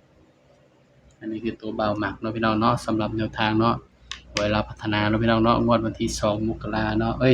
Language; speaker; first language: Thai; non-native, local second language; Lao